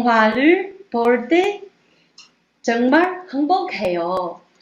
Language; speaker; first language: Korean; non-native, learner; Chinese